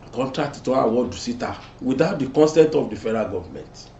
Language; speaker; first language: English; non-native, local second language; Yoruba